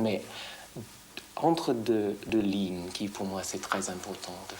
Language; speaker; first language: French; non-native, fluent; English